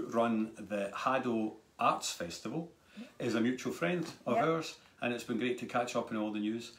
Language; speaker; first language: English; native; English